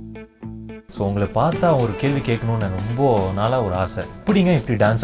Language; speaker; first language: Tamil; native; Tamil